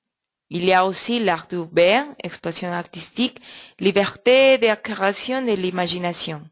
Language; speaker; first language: French; non-native, learner; Spanish